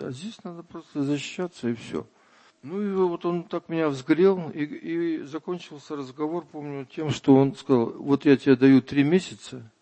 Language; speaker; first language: Russian; native; Russian